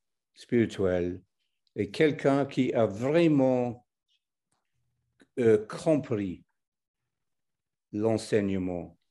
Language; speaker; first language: French; non-native, fluent; English